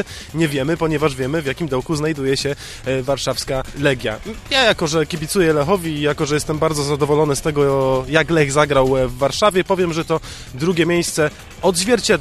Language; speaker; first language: Polish; native; Polish